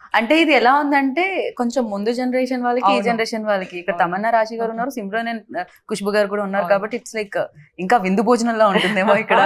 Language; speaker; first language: Telugu; native; Telugu